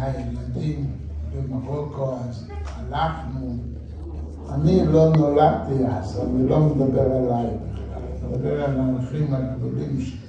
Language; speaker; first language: Hebrew; non-native, fluent; Yiddish